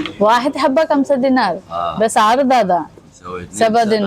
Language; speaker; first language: Arabic; non-native, learner; Telugu